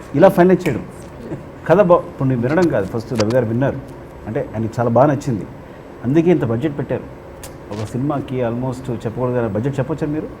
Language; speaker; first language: Telugu; native; Telugu